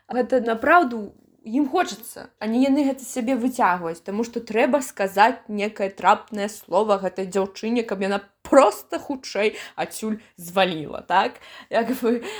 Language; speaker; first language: Belarusian; native; Belarusian